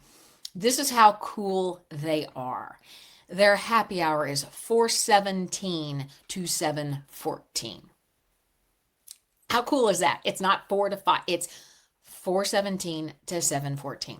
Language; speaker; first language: English; native; English